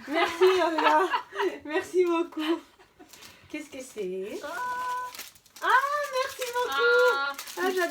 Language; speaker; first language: French; non-native, fluent; Spanish